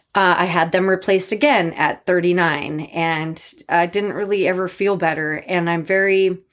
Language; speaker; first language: English; native; English